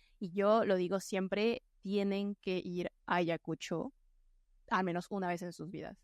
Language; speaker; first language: Spanish; native; Spanish